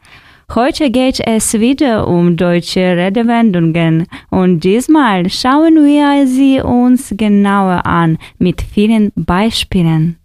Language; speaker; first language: German; non-native, fluent; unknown